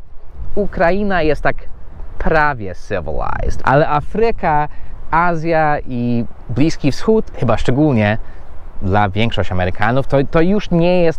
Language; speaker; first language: Polish; non-native, fluent; English